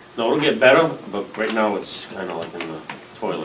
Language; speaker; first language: English; native; English